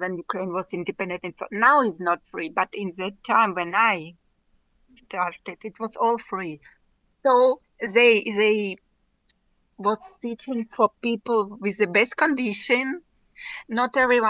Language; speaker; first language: English; non-native, learner; Russian